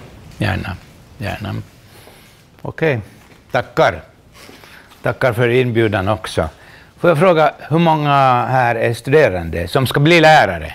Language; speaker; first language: Swedish; non-native, local second language; Finnish